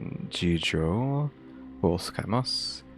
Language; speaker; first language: Japanese; non-native, learner; English